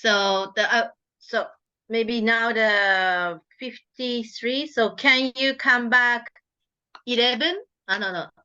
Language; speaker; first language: English; non-native, learner; Japanese